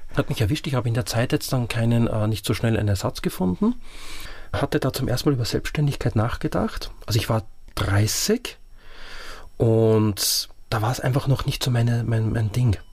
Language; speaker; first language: German; native; German